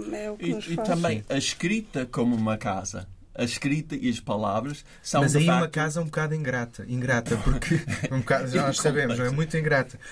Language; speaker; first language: Portuguese; non-native, fluent; English